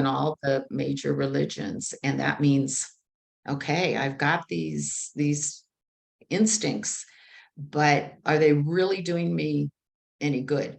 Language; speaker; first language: English; native; English